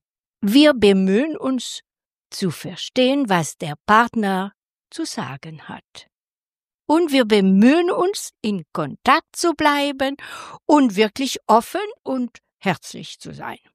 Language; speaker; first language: German; non-native, fluent; French